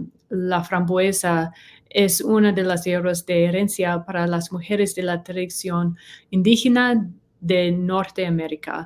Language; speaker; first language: Spanish; non-native, learner; English